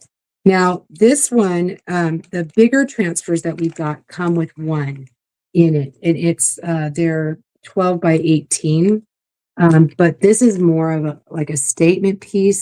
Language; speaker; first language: English; native; English